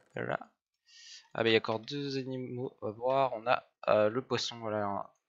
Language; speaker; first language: French; native; French